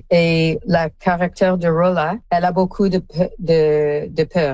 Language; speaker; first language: French; non-native, fluent; English